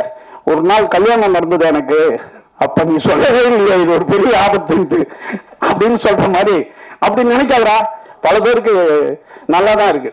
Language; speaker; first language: Tamil; native; Tamil